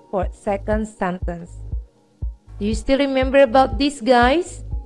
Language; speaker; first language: English; non-native, fluent; Indonesian